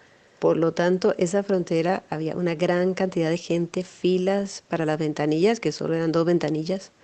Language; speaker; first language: Spanish; native; Spanish